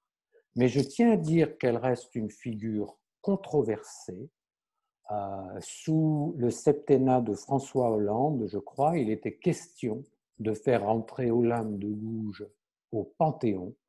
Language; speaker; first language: French; native; French